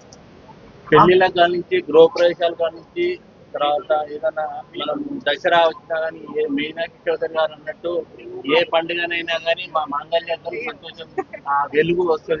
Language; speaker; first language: Telugu; native; Telugu